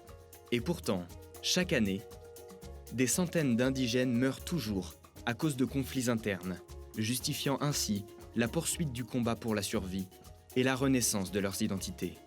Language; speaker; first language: French; native; French